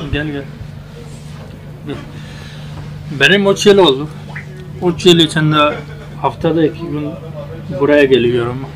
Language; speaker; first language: Turkish; non-native, learner; Urdu